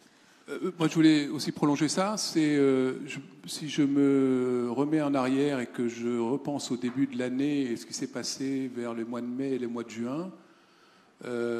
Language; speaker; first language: French; native; French